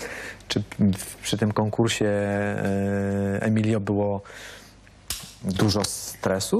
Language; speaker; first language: Polish; native; Polish